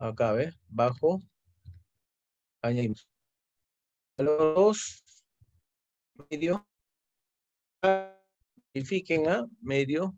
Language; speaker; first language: Spanish; native; Spanish